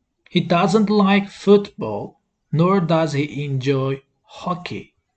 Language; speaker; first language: English; non-native, fluent; Azerbaijani